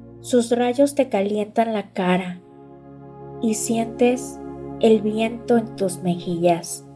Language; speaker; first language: Spanish; native; Spanish